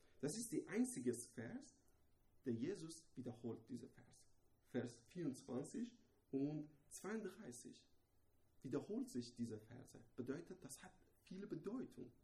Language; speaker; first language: German; non-native, fluent; Persian